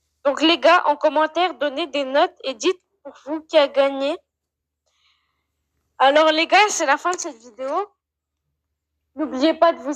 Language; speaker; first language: French; native; French